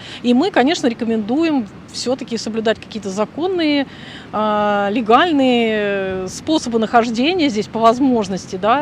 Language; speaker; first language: Russian; native; Russian